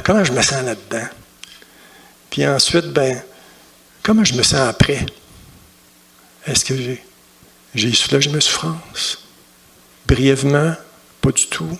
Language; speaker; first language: French; native; French